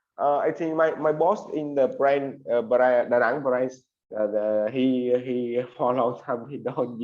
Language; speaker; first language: English; non-native, learner; Vietnamese